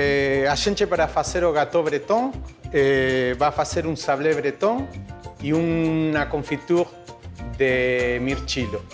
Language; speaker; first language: Portuguese; non-native, fluent; Spanish